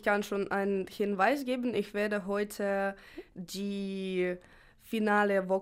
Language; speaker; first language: German; non-native, fluent; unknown